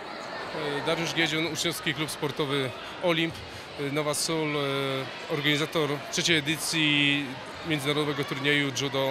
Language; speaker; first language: Polish; native; Polish